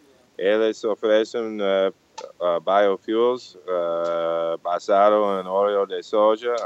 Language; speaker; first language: Portuguese; non-native, fluent; English